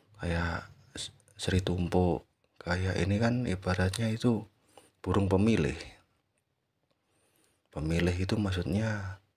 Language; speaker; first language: Indonesian; native; Indonesian